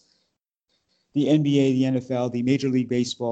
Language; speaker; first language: English; native; English